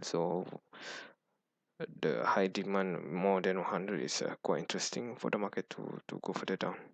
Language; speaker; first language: English; non-native, fluent; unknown